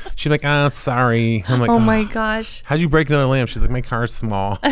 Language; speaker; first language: English; native; English